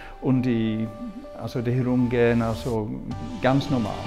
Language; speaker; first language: German; non-native, fluent; English